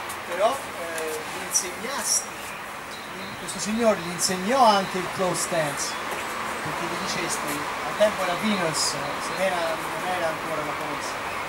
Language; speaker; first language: Italian; native; Italian